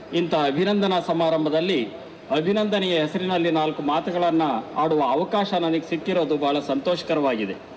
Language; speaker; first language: Kannada; native; Kannada